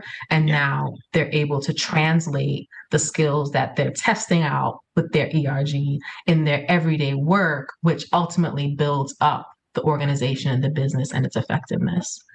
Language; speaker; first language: English; early bilingual, other home language; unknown